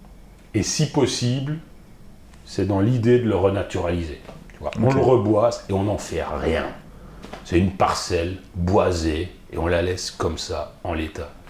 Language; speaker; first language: French; native; French